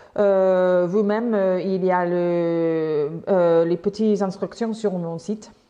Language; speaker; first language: French; non-native, learner; English